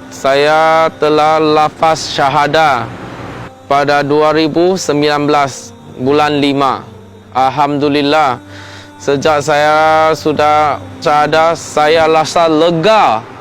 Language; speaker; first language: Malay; non-native, local second language; Chinese